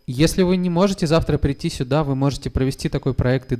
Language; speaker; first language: Russian; native; Russian